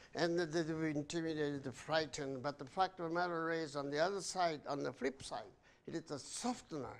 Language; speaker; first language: English; non-native, fluent; Japanese